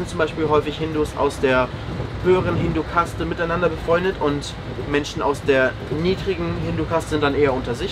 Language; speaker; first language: German; native; German